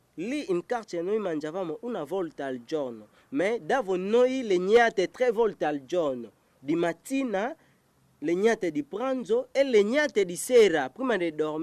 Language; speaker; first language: Italian; non-native, learner; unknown